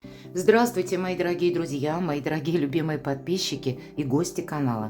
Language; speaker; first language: Russian; native; Russian